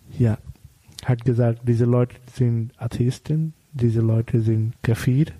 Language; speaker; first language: German; non-native, learner; Bangla